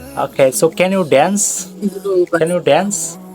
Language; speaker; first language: English; non-native, learner; Bangla